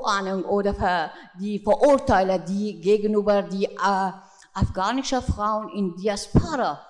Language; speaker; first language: German; non-native, fluent; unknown